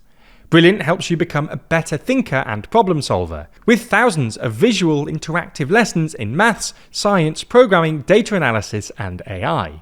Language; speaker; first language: English; native; English